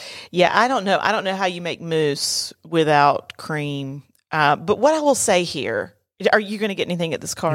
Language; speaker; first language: English; native; English